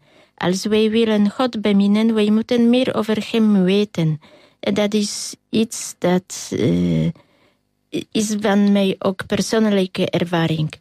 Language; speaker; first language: Dutch; non-native, fluent; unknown